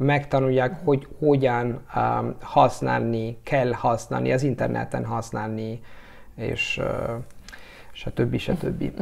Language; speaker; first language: Hungarian; non-native, learner; Italian